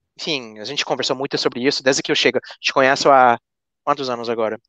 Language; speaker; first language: Portuguese; non-native, fluent; English